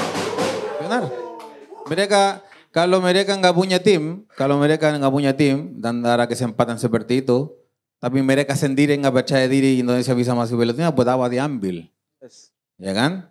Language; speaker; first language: Indonesian; non-native, fluent; Spanish